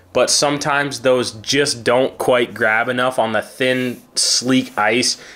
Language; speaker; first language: English; native; English